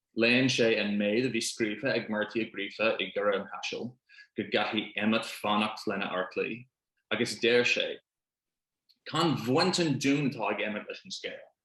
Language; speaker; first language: Irish; non-native, local second language; English